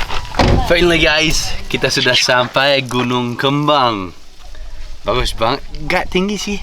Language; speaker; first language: Indonesian; non-native, fluent; English